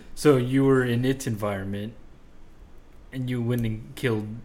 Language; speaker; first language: English; native; English